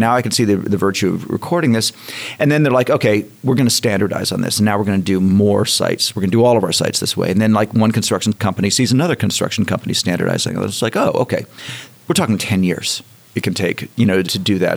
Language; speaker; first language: English; native; English